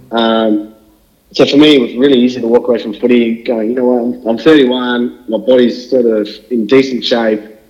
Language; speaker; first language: English; native; English